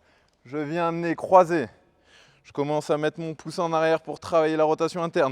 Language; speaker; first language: French; native; French